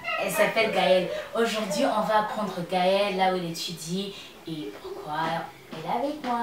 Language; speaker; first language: French; non-native, local second language; Kinyarwanda